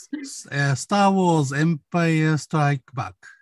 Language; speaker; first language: English; non-native, learner; Japanese